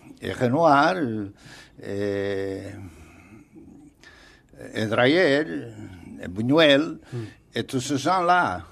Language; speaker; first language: French; non-native, fluent; Portuguese